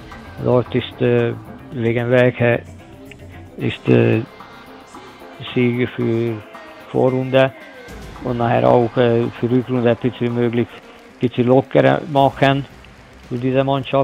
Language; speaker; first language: German; non-native, learner; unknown